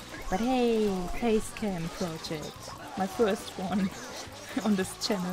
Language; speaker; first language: English; non-native, fluent; German